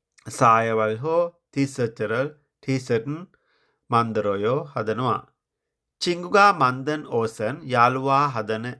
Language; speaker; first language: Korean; non-native, fluent; Sinhala